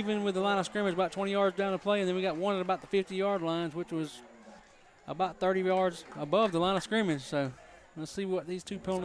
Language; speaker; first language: English; native; English